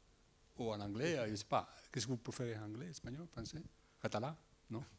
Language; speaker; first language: French; non-native, fluent; Spanish